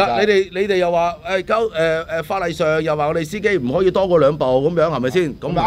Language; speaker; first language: Cantonese; native; Cantonese